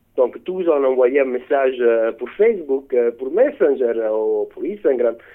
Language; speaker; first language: French; non-native, fluent; Italian